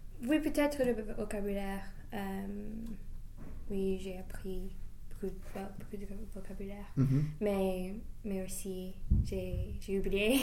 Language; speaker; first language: French; non-native, learner; English